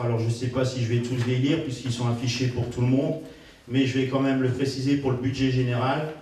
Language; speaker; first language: French; native; French